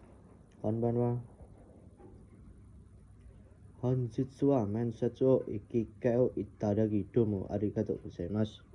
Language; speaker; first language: Japanese; non-native, learner; Indonesian